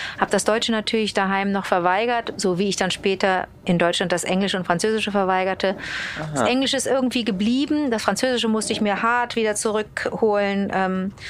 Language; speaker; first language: German; early bilingual, other home language; English